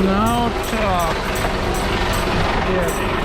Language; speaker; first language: English; non-native, learner; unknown